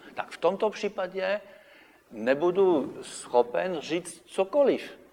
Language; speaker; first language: Czech; non-native, fluent; French